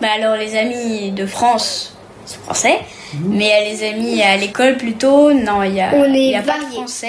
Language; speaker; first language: French; early bilingual, heritage; French